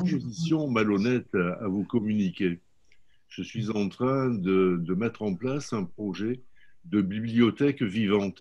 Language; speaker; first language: French; native; French